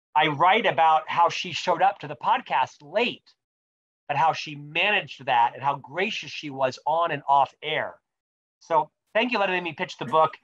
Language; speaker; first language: English; native; English